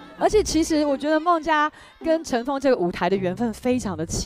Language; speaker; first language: Chinese; native; Chinese